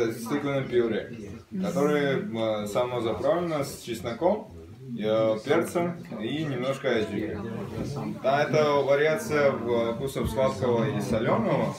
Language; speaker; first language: Russian; non-native, fluent; Georgian